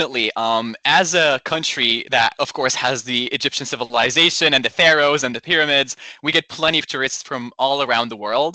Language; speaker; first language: English; non-native, local second language; Arabic